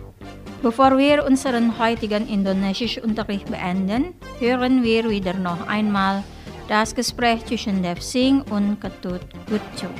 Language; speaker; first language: German; non-native, fluent; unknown